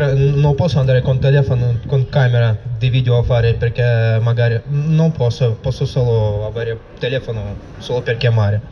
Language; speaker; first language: Italian; non-native, learner; Russian